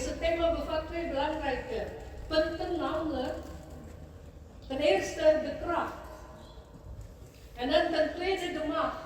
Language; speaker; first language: Dutch; non-native, fluent; Indonesian